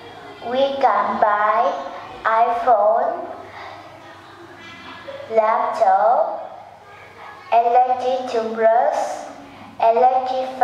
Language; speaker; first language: English; non-native, learner; Vietnamese